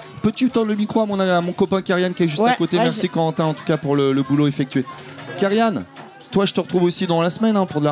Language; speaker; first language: French; native; French